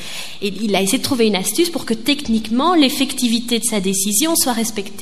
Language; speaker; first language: French; native; French